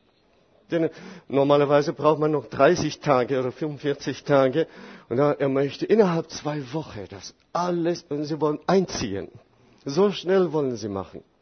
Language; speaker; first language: German; non-native, fluent; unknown